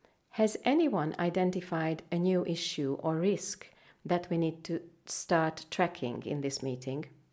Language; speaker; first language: English; non-native, fluent; Hungarian